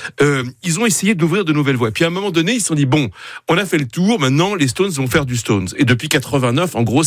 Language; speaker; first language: French; native; French